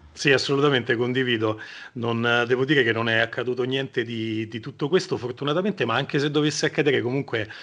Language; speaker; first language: Italian; native; Italian